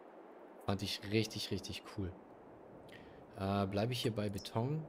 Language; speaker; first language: German; native; German